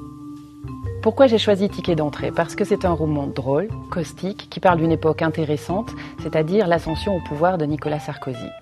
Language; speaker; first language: French; native; French